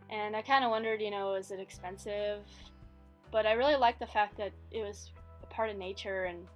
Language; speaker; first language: English; native; English